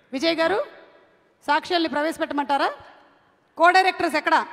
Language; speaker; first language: Telugu; native; Telugu